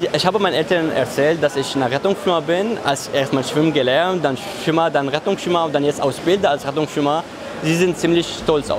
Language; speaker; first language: German; non-native, fluent; Arabic